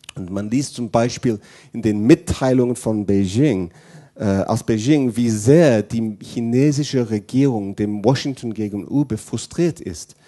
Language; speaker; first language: German; non-native, fluent; English